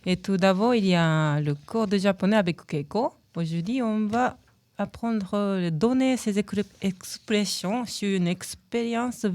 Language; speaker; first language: French; non-native, fluent; Japanese